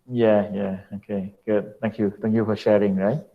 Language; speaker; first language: English; non-native, fluent; Khmer